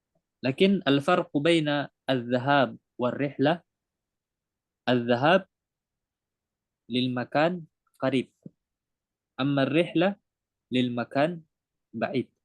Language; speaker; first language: Arabic; non-native, fluent; Indonesian